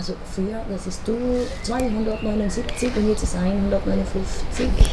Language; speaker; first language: German; non-native, fluent; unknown